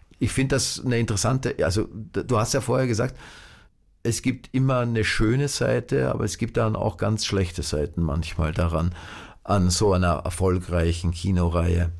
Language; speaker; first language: German; native; German